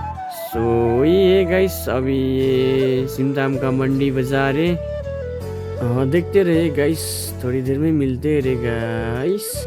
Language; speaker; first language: Hindi; non-native, local second language; Nepali